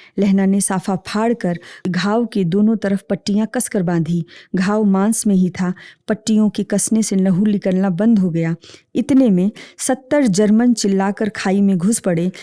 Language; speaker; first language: Hindi; native; Hindi